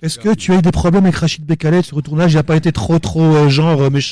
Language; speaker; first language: French; native; French